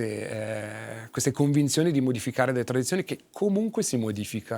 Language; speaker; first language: Italian; native; Italian